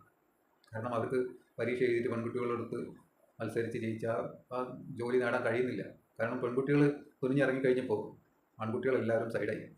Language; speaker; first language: Malayalam; native; Malayalam